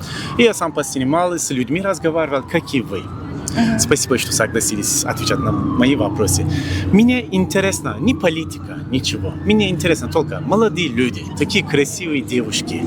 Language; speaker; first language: Russian; non-native, learner; Turkish